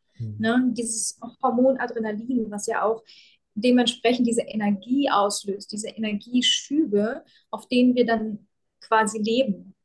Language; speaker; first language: German; early bilingual, other home language; Russian